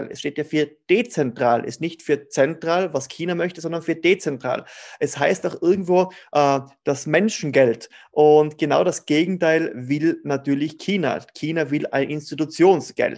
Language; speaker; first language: German; native; German